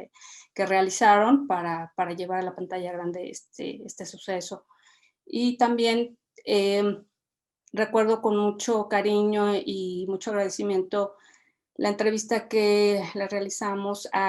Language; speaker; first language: Spanish; native; Spanish